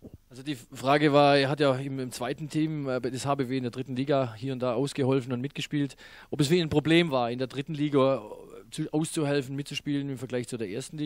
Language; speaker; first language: German; native; German